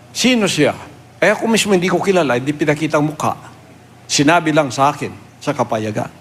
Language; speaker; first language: Filipino; non-native, local second language; Cebuano